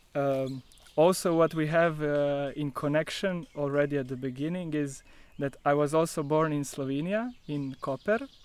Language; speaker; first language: English; non-native, fluent; Croatian